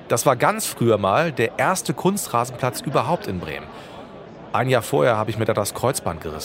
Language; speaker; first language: German; native; German